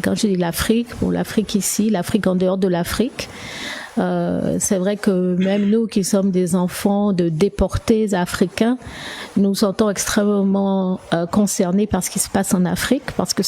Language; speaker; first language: French; native; French